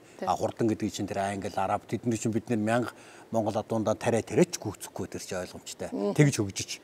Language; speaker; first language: Mongolian; native; Mongolian